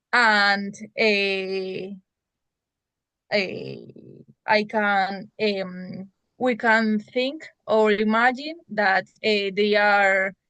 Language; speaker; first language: English; non-native, learner; Spanish